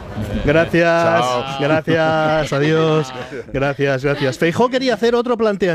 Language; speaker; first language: Spanish; native; Spanish